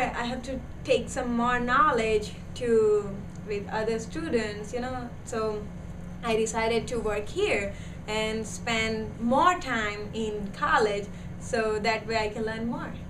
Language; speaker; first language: English; non-native, learner; Gujarati